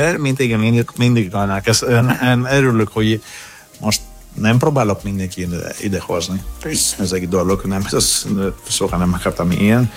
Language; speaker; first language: Hungarian; non-native, learner; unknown